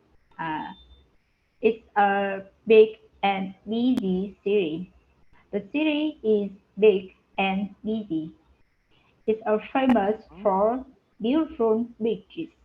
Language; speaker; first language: English; non-native, learner; Vietnamese